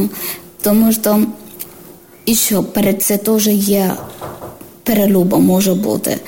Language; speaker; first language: Ukrainian; non-native, learner; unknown